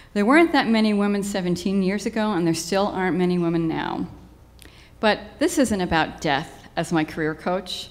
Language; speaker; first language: English; native; English